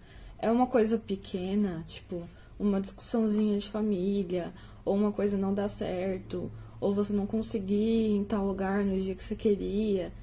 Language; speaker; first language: Portuguese; native; Portuguese